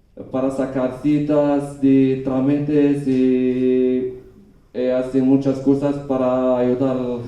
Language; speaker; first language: Spanish; non-native, learner; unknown